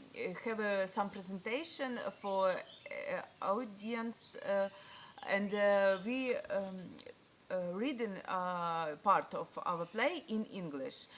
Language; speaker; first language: English; non-native, learner; Ukrainian